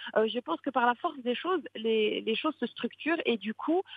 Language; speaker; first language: French; non-native, local second language; Arabic